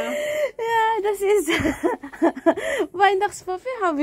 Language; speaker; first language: German; non-native, learner; Filipino